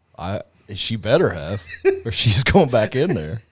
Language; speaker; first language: English; native; English